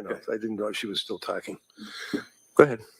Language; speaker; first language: English; native; English